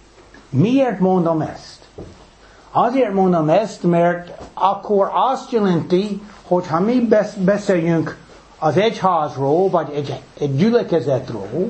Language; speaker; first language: Hungarian; non-native, fluent; English